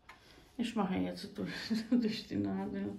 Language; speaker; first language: German; non-native, fluent; Croatian